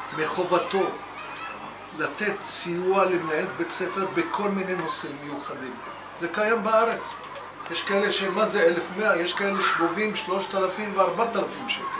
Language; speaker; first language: Hebrew; native; Hebrew